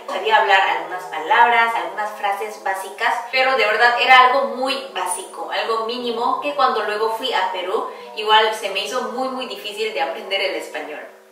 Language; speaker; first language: Spanish; early bilingual, heritage; Korean